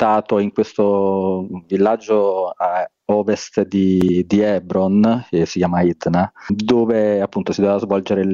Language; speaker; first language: Italian; native; Italian